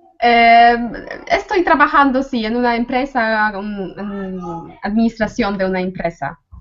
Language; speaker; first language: Spanish; non-native, fluent; Polish